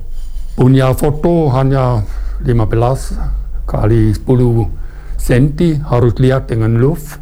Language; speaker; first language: Indonesian; non-native, fluent; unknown